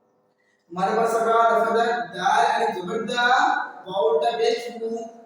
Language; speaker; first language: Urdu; non-native, local second language; Punjabi